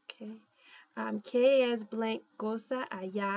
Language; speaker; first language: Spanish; non-native, fluent; English